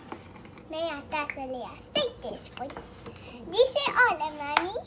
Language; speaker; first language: Spanish; early bilingual, heritage; Spanish